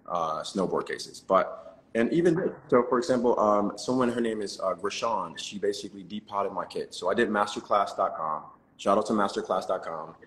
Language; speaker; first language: English; native; English